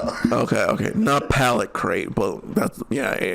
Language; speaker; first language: English; native; English